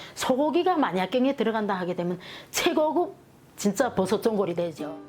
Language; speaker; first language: Korean; native; Korean